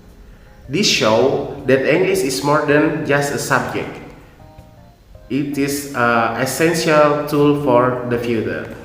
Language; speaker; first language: English; non-native, fluent; Indonesian